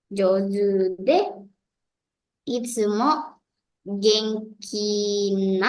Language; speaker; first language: Japanese; non-native, learner; Indonesian